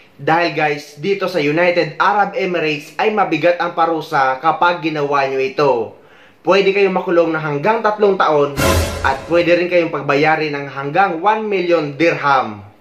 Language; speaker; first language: Filipino; native; Filipino